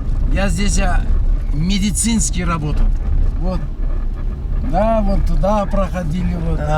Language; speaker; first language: Russian; non-native, local second language; Kazakh